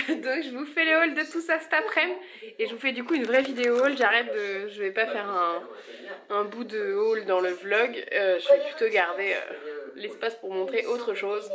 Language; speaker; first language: French; native; French